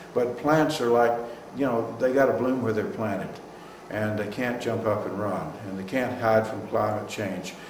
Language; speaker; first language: English; native; English